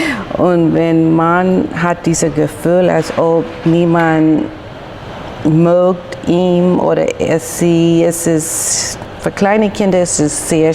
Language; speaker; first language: German; non-native, learner; English